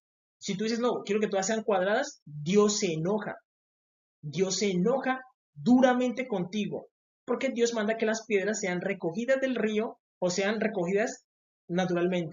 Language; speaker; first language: Spanish; native; Spanish